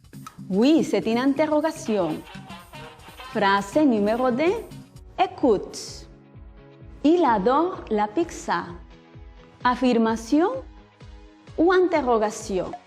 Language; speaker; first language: French; non-native, fluent; Spanish